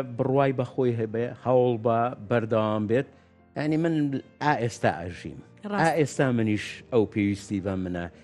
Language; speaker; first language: Central Kurdish; native; Central Kurdish